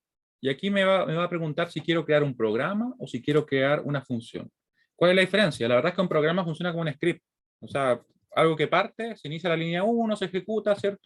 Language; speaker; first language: Spanish; native; Spanish